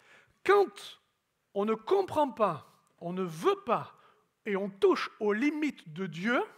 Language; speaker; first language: French; native; French